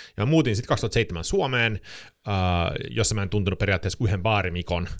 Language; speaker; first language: Finnish; early bilingual, heritage; Finnish